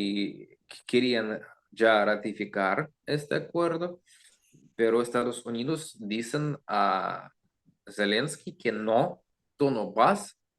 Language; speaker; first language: Spanish; non-native, learner; Russian